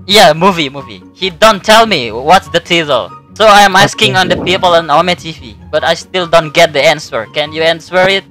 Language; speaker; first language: English; non-native, learner; Indonesian